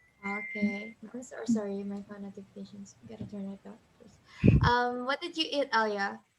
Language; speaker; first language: English; non-native, fluent; Indonesian